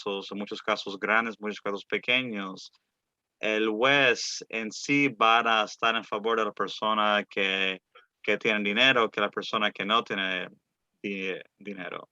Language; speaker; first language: Spanish; early bilingual, heritage; Spanish